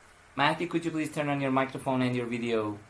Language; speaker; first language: English; non-native, fluent; Persian